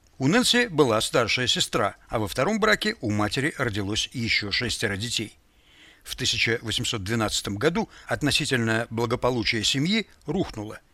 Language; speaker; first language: Russian; native; Russian